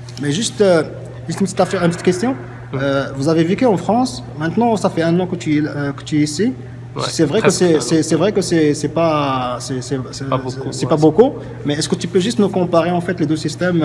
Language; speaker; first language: French; non-native, local second language; Arabic